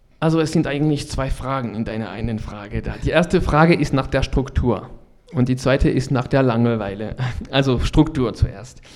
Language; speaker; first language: German; non-native, fluent; French